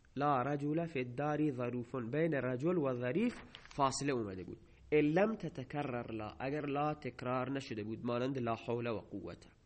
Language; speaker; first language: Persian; non-native, local second language; Baluchi